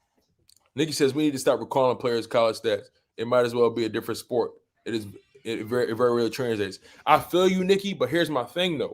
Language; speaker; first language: English; native; English